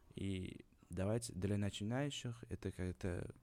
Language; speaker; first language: Russian; non-native, local second language; Uzbek